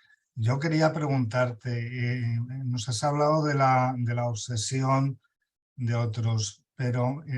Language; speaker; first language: Spanish; native; Spanish